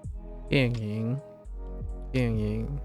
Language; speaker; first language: Chinese; non-native, learner; English